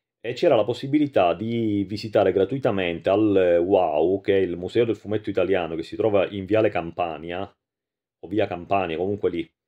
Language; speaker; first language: Italian; native; Italian